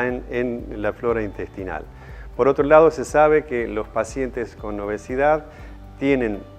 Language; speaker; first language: Spanish; native; Spanish